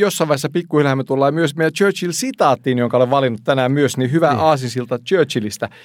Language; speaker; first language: Finnish; native; Finnish